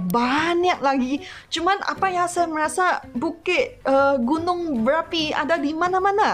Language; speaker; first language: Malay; non-native, local second language; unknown